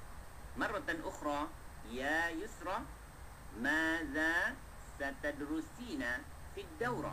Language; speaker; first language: Arabic; non-native, fluent; Malay